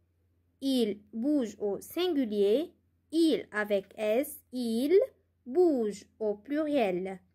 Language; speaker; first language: French; non-native, local second language; Arabic